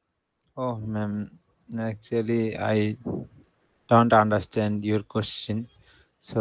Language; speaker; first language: English; non-native, learner; Bangla